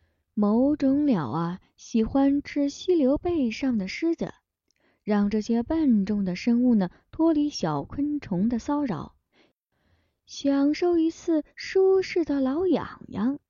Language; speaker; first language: Chinese; native; Chinese